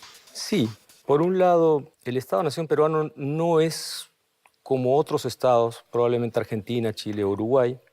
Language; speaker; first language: Spanish; native; Spanish